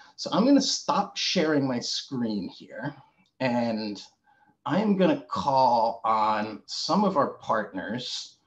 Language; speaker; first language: English; native; English